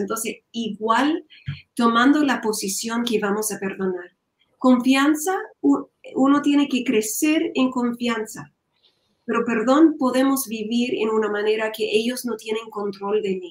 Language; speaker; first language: Spanish; non-native, learner; English